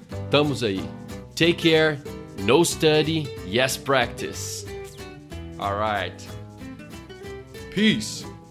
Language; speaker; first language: English; non-native, fluent; Portuguese